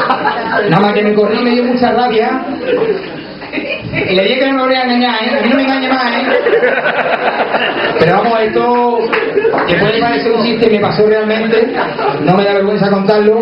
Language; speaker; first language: Spanish; native; Spanish